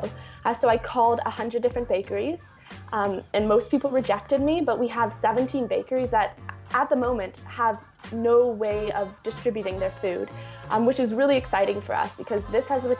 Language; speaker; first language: English; native; English